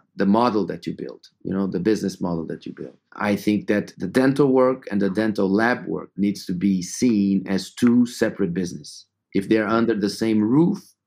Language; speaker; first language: English; non-native, fluent; Portuguese